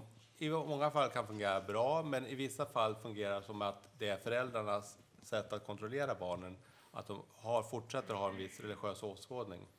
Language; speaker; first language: Swedish; native; Swedish